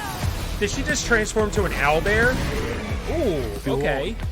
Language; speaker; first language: English; native; English